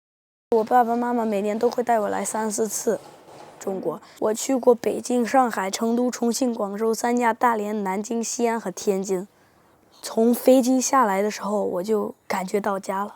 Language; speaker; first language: Chinese; early bilingual, heritage; Spanish